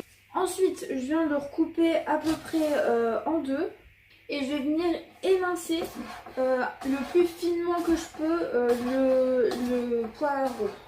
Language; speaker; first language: French; native; French